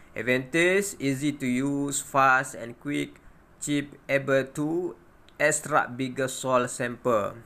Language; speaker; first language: English; non-native, local second language; Malay